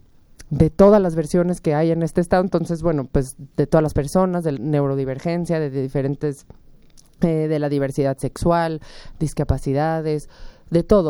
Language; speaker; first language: Spanish; native; Spanish